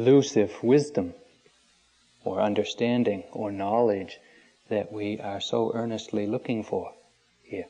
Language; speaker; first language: English; native; English